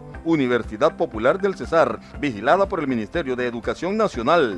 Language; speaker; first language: Spanish; native; Spanish